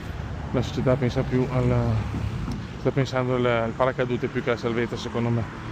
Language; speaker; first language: Italian; native; Italian